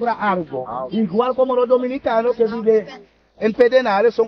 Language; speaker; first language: Spanish; non-native, learner; Haitian Creole